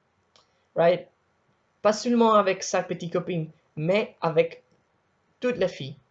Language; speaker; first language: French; non-native, learner; Spanish